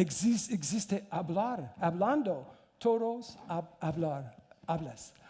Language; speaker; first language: Spanish; non-native, learner; English